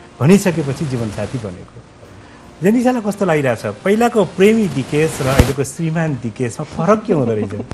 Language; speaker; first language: Nepali; native; Nepali